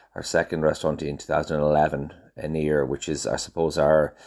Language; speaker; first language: English; native; English